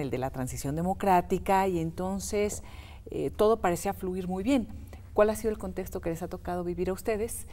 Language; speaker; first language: Spanish; native; Spanish